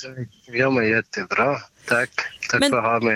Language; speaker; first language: Swedish; non-native, learner; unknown